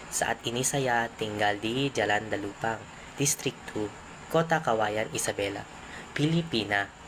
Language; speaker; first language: Indonesian; non-native, learner; Filipino